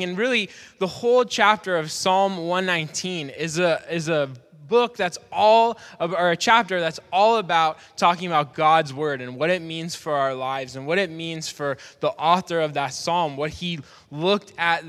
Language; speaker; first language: English; native; English